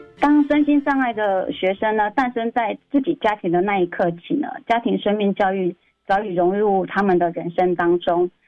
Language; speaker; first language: Chinese; native; Chinese